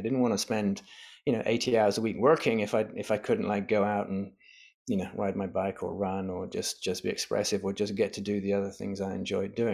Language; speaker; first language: English; native; English